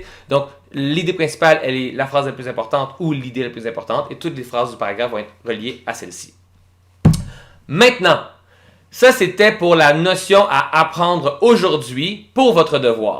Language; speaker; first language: French; native; French